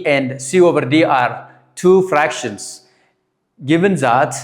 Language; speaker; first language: English; non-native, local second language; Amharic